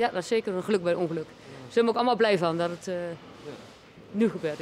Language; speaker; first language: Dutch; native; Dutch